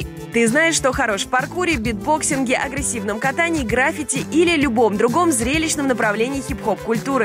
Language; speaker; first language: Russian; native; Russian